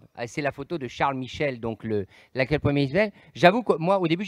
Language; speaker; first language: French; native; French